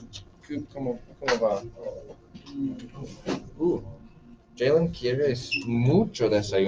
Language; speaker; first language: Spanish; non-native, fluent; English